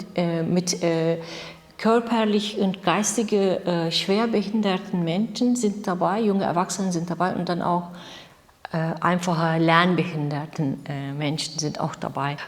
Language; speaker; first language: German; non-native, learner; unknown